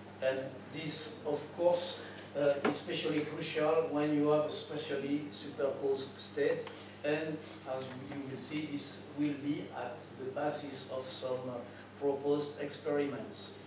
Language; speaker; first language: English; non-native, fluent; French